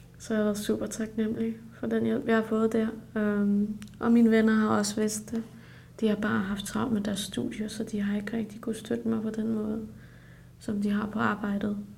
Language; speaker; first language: Danish; early bilingual, other home language; Urdu